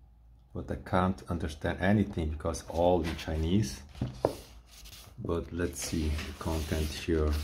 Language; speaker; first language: English; non-native, fluent; Portuguese